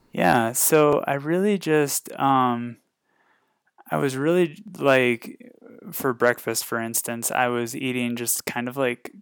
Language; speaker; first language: English; native; English